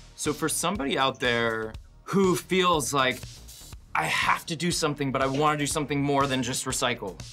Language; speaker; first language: English; native; English